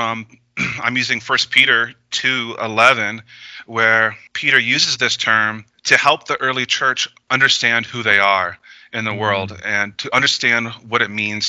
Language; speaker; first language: English; native; English